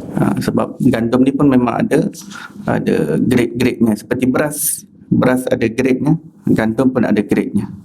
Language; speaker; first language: Malay; native; Malay